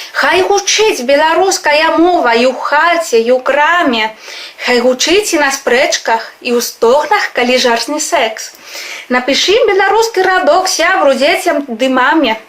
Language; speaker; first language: Belarusian; non-native, fluent; Spanish